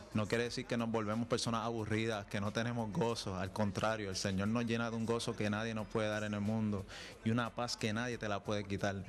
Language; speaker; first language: Spanish; native; Spanish